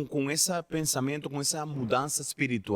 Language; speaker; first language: Portuguese; non-native, learner; Spanish